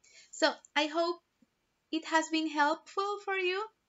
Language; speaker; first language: English; non-native, fluent; Spanish